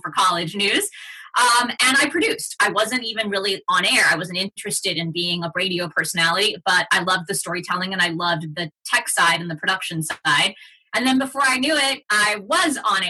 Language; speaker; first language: English; early bilingual, other home language; Spanish